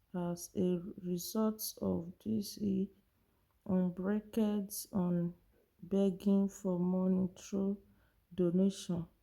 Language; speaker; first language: Nigerian Pidgin; native; Nigerian Pidgin